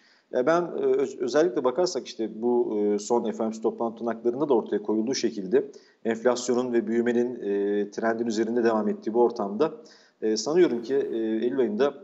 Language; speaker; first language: Turkish; native; Turkish